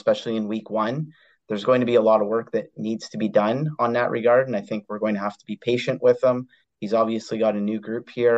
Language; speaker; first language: English; native; English